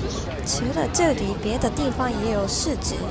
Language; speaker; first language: Chinese; non-native, learner; Japanese